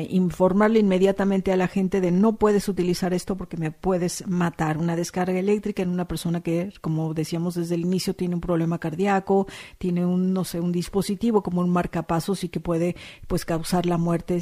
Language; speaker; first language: Spanish; native; Spanish